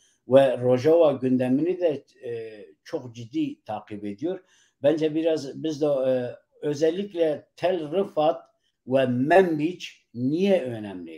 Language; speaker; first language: Turkish; non-native, local second language; Kurdish